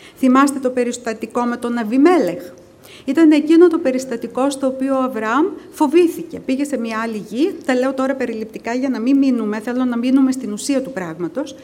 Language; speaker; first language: Greek; early bilingual, other home language; English